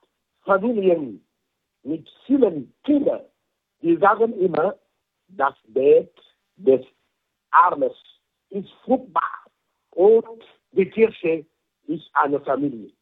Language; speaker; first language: German; non-native, fluent; French